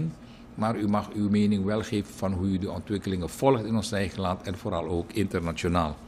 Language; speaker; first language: Dutch; native; Dutch